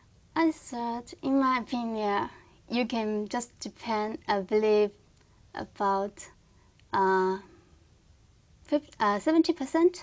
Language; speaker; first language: English; non-native, learner; Korean